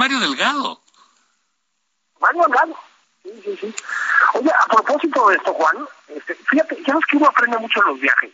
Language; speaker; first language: Spanish; native; Spanish